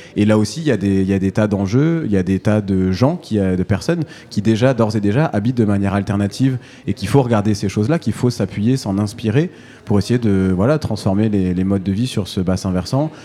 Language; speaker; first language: French; native; French